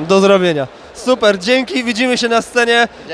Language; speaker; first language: Polish; native; Polish